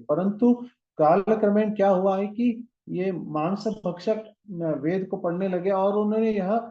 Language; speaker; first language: Hindi; non-native, local second language; Kannada